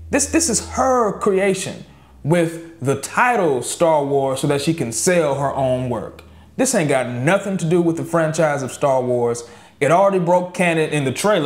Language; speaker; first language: English; native; English